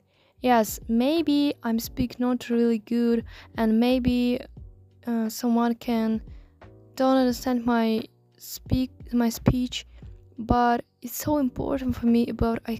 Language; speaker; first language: English; non-native, learner; Russian